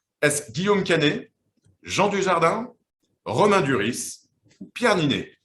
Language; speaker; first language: French; native; French